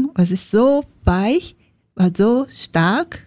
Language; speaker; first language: German; non-native, learner; Japanese